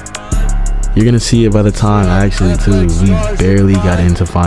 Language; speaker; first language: English; native; English